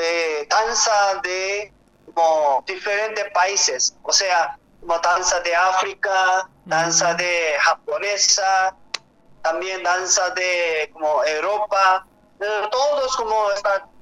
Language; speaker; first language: Spanish; non-native, learner; Korean